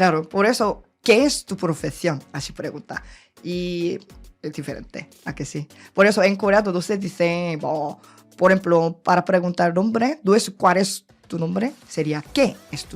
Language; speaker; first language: Spanish; non-native, learner; Korean